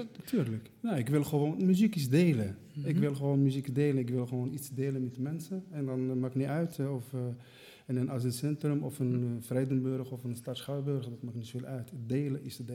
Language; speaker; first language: Dutch; non-native, fluent; Arabic